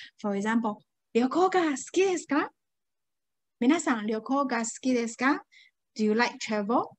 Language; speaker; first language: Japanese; non-native, fluent; Chinese